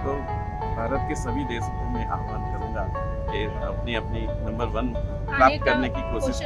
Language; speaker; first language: Hindi; native; Hindi